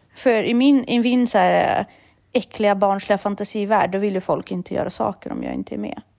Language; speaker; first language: Swedish; early bilingual, other home language; Russian